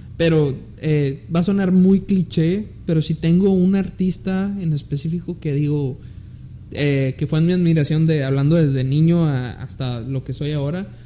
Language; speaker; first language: Spanish; early bilingual, heritage; Spanish